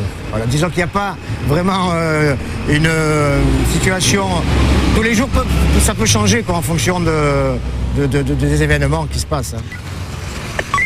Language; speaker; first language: French; native; French